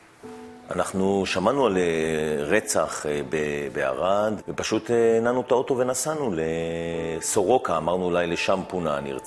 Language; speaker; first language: Hebrew; native; Hebrew